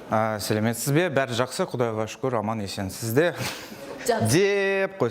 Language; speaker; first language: Kazakh; non-native, local second language; Russian